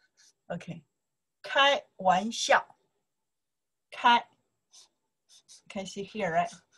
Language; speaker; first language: English; non-native, learner; Chinese